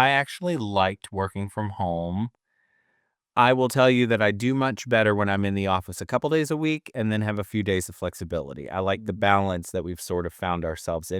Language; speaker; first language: English; native; English